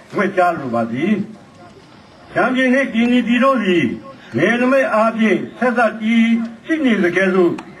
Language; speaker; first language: Burmese; non-native, local second language; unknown